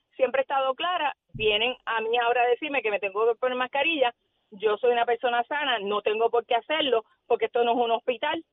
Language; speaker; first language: Spanish; native; Spanish